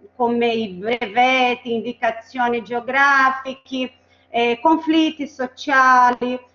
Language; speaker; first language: Italian; non-native, fluent; Portuguese